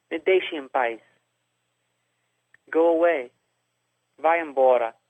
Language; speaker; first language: Portuguese; non-native, learner; English